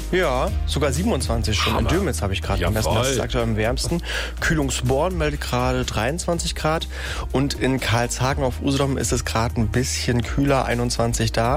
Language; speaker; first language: German; native; German